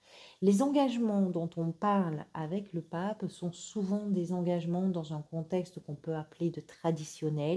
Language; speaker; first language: French; native; French